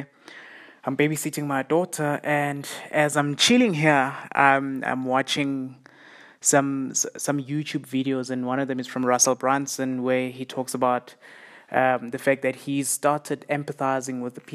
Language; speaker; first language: English; non-native, local second language; South Ndebele